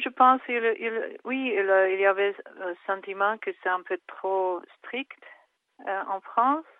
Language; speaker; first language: French; non-native, fluent; Czech